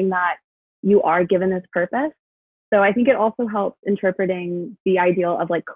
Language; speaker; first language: English; native; English